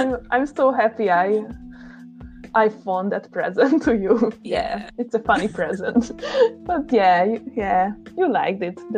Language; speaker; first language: English; non-native, fluent; Hungarian